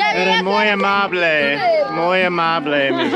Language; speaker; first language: Spanish; non-native, learner; English